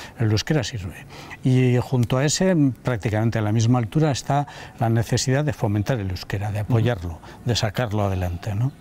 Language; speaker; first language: Spanish; native; Spanish